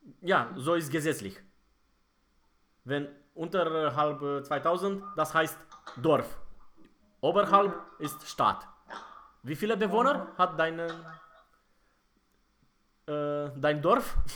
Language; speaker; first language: German; non-native, fluent; Romanian